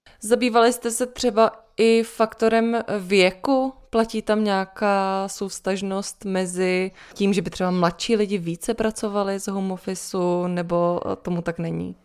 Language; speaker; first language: Czech; native; Czech